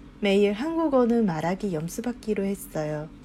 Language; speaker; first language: Korean; non-native, fluent; Chinese